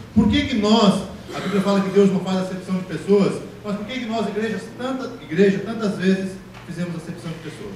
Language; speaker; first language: Portuguese; native; Portuguese